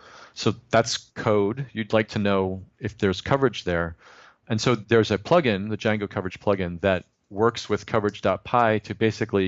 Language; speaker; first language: English; native; English